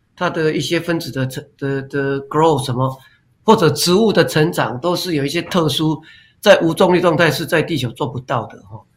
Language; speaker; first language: Chinese; non-native, local second language; Min Nan Chinese